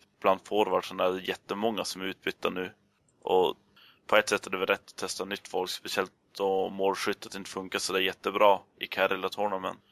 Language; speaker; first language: Swedish; native; Swedish